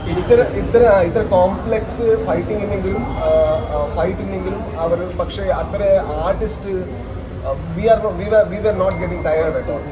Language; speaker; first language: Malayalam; non-native, local second language; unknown